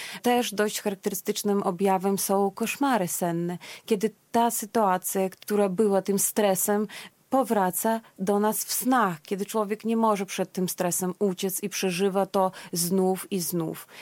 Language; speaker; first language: Polish; non-native, fluent; Russian